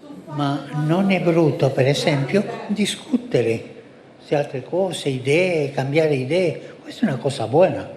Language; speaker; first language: Italian; non-native, fluent; Spanish